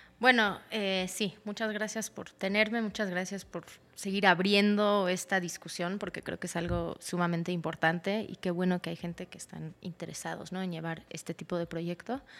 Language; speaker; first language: Spanish; early bilingual, heritage; Spanish